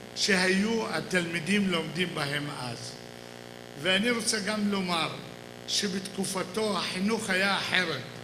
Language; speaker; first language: Hebrew; native; Hebrew